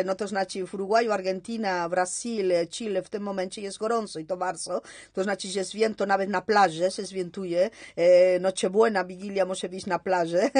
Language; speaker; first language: Polish; non-native, learner; Spanish